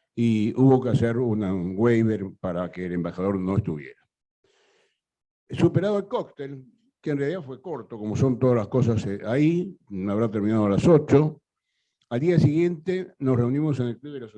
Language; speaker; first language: Spanish; native; Spanish